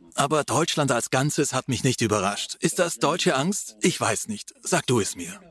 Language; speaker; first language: German; non-native, fluent; English